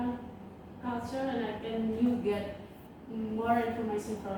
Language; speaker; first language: English; non-native, learner; Indonesian